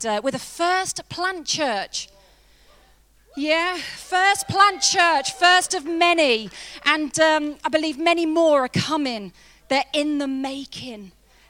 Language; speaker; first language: English; native; English